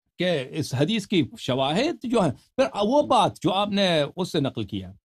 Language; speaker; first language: Urdu; non-native, fluent; Persian